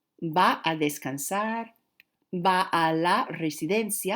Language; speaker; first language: Spanish; non-native, fluent; English